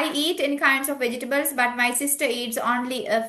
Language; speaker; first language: English; non-native, fluent; Sinhala